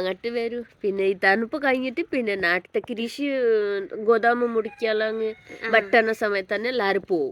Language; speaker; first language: Malayalam; non-native, learner; Hindi